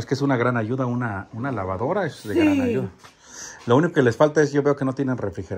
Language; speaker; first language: Spanish; native; Spanish